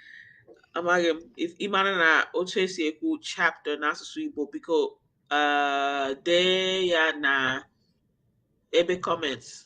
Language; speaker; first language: Igbo; non-native, learner; English